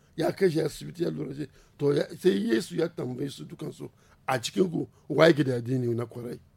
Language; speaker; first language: Hausa; non-native, local second language; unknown